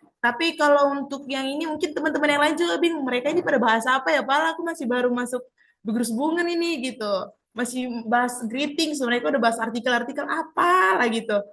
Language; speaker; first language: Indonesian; native; Indonesian